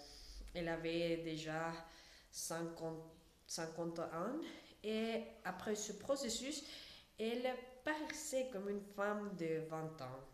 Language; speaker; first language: French; non-native, learner; Spanish